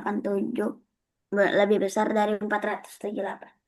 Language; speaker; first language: Indonesian; native; Indonesian